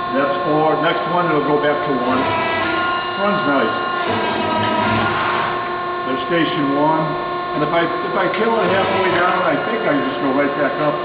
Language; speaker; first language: English; native; English